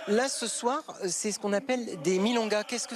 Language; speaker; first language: French; native; French